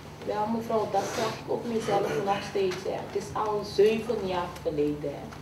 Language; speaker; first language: Dutch; early bilingual, other home language; Papiamento